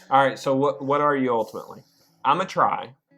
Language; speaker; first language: English; native; English